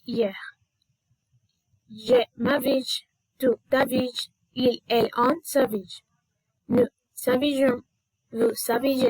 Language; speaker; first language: French; non-native, learner; Spanish